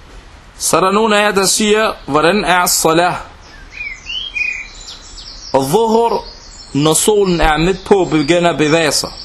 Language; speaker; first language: Danish; non-native, local second language; Arabic